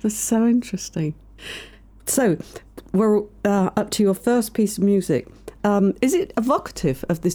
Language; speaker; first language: English; native; English